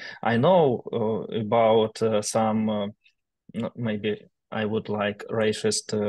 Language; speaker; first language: English; non-native, learner; Ukrainian